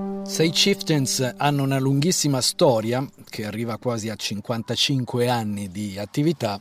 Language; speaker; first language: Italian; native; Italian